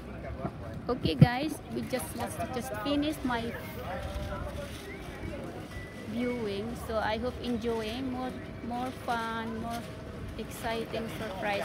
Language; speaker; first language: English; non-native, local second language; Filipino